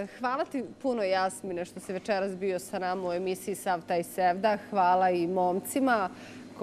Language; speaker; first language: Bosnian; native; Bosnian